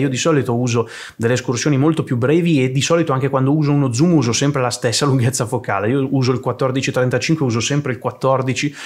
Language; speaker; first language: Italian; native; Italian